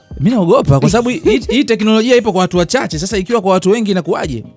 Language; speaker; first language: Swahili; native; Swahili